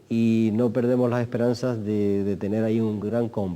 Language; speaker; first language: Spanish; native; Spanish